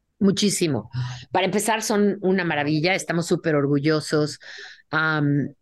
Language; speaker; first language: Spanish; native; Spanish